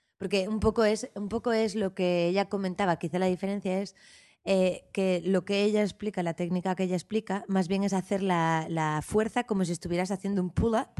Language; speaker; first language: Spanish; native; Spanish